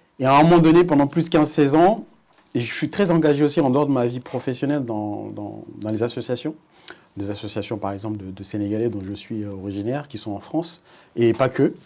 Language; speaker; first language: French; early bilingual, other home language; Wolof